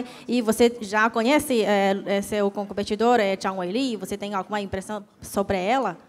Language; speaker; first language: Portuguese; non-native, learner; Chinese